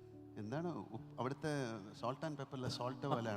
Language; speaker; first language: Malayalam; native; Malayalam